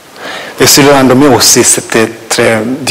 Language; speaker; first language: French; non-native, learner; Kinyarwanda